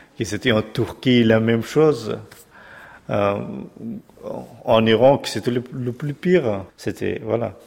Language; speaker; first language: French; non-native, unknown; Persian